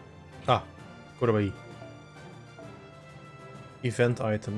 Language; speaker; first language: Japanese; non-native, learner; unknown